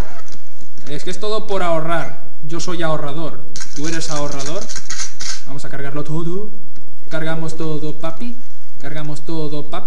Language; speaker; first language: Spanish; native; Spanish